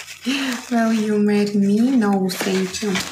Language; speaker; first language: English; non-native, learner; Russian